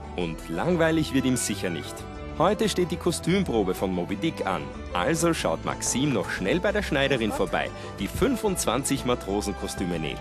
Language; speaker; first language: German; native; German